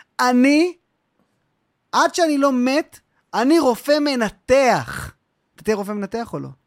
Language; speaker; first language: Hebrew; native; Hebrew